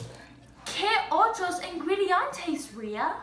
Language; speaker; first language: Spanish; non-native, learner; English